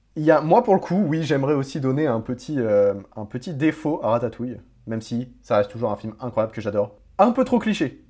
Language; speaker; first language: French; native; French